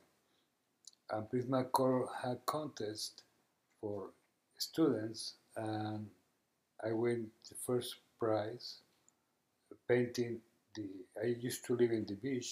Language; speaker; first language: English; non-native, learner; Spanish